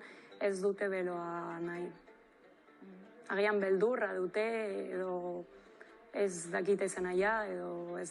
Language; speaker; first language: Basque; non-native, local second language; Spanish